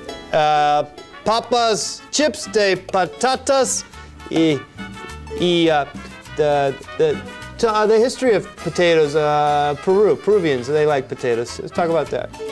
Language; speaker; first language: English; native; English